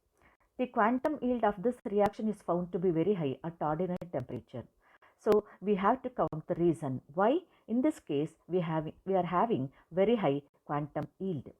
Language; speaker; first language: English; non-native, local second language; Kannada